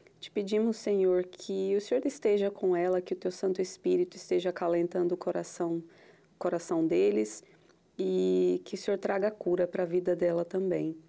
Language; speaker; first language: Portuguese; native; Portuguese